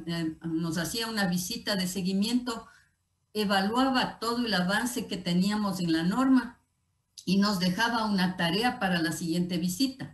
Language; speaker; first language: Spanish; native; Spanish